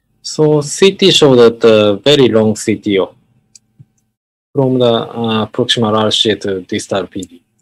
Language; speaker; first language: English; non-native, learner; Japanese